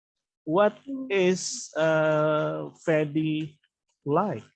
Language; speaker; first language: English; non-native, fluent; Indonesian